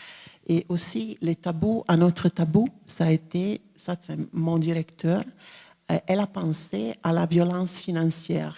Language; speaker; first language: French; non-native, fluent; Italian